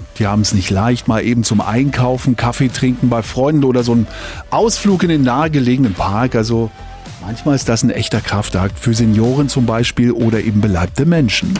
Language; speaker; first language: German; native; German